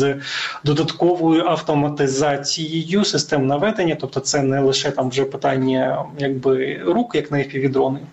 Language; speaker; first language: Ukrainian; native; Ukrainian